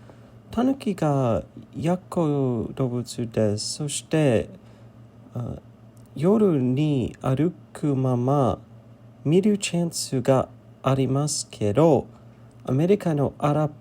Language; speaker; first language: Japanese; non-native, learner; English